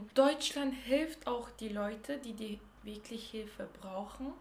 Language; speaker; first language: German; early bilingual, other home language; Turkish